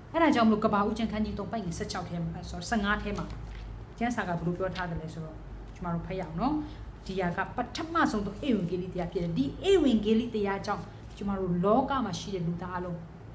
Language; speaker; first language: Burmese; non-native, local second language; Tedim Chin